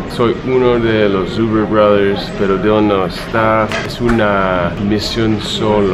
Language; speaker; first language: Spanish; non-native, fluent; English